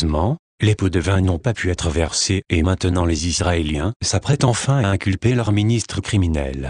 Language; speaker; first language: French; native; French